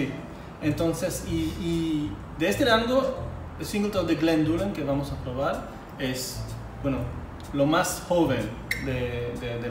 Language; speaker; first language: Spanish; non-native, fluent; Hebrew